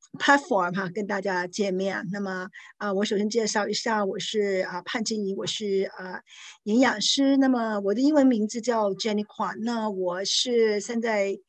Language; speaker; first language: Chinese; non-native, local second language; Cantonese